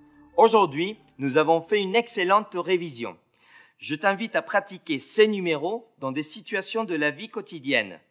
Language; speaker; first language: French; non-native, fluent; Spanish